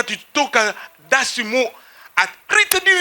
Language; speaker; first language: Russian; non-native, fluent; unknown